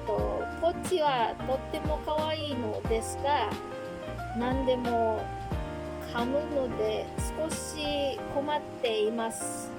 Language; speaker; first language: Japanese; non-native, learner; Filipino